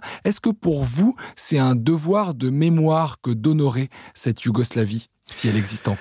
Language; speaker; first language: French; native; French